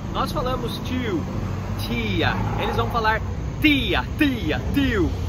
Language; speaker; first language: Portuguese; native; Portuguese